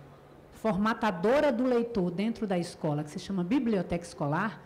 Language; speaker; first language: Portuguese; native; Portuguese